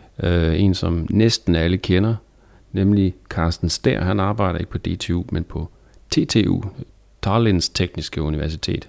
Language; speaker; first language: Danish; native; Danish